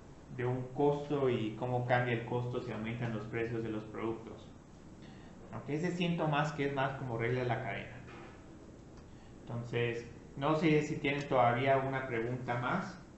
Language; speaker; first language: Spanish; native; Spanish